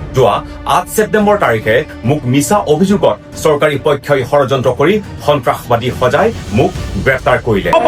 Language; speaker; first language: Assamese; non-native, local second language; Karbi